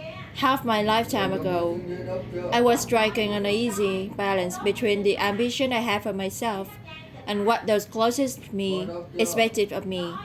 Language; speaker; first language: English; non-native, learner; Vietnamese